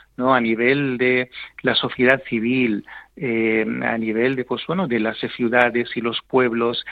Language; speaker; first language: Spanish; non-native, fluent; Arabic